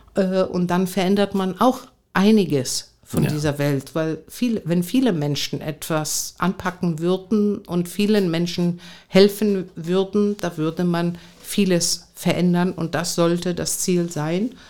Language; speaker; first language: German; non-native, fluent; Greek